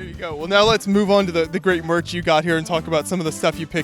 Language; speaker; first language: English; native; English